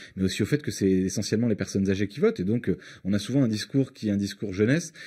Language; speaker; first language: French; native; French